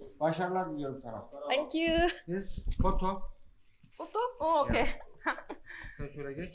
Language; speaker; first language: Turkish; non-native, learner; Korean